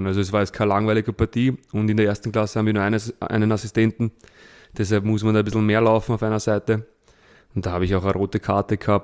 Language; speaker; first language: German; early bilingual, other home language; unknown